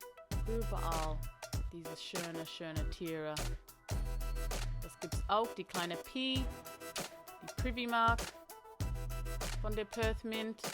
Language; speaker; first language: German; non-native, learner; English